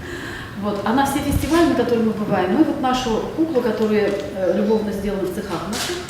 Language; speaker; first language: Russian; native; Russian